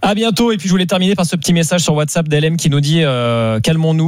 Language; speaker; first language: French; native; French